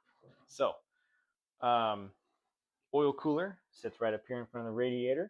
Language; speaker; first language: English; native; English